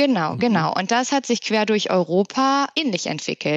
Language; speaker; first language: German; native; German